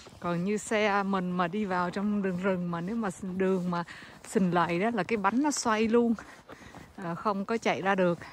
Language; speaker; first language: Vietnamese; native; Vietnamese